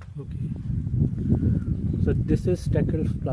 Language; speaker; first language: English; early bilingual, heritage; Bangla